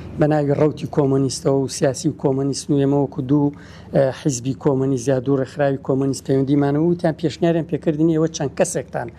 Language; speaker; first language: Central Kurdish; native; Central Kurdish